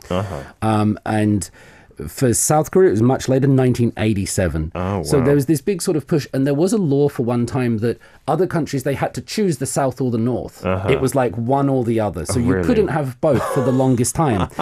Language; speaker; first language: English; native; English